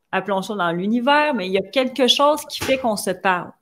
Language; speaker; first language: French; native; French